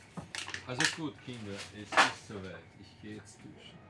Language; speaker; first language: German; native; German